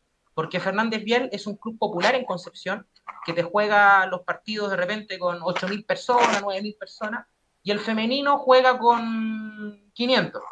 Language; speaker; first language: Spanish; native; Spanish